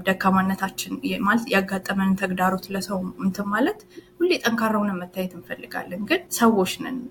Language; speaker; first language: Amharic; native; Amharic